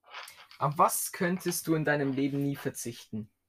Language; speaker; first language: German; native; German